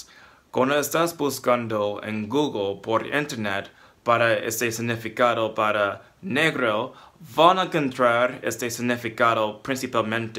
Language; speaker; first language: Spanish; non-native, fluent; English